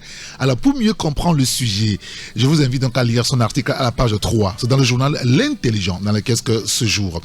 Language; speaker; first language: French; native; French